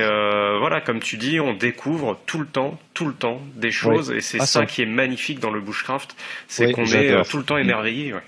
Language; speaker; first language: French; native; French